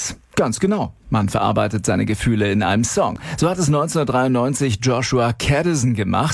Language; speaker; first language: German; native; German